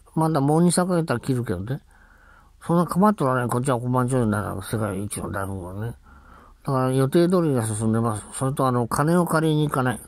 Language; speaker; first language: Japanese; native; Japanese